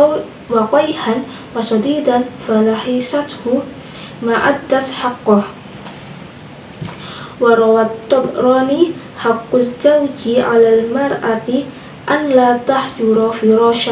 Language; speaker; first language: Arabic; non-native, learner; Indonesian